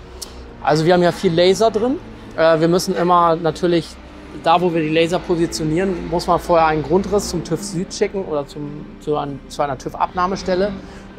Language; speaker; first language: German; native; German